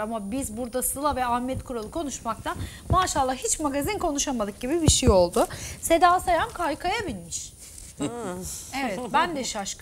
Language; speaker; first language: Turkish; native; Turkish